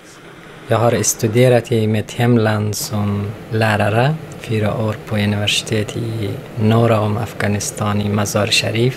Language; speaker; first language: Swedish; non-native, learner; Persian